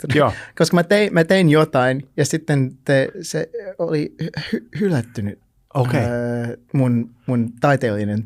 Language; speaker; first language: Finnish; non-native, learner; English